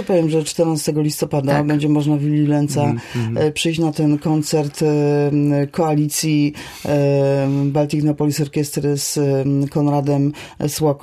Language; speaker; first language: Polish; native; Polish